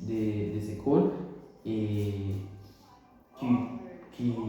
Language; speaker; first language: French; non-native, learner; Spanish